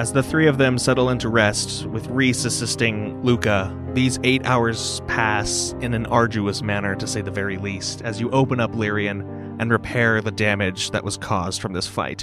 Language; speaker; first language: English; native; English